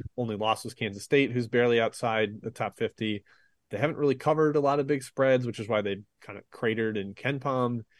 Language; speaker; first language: English; native; English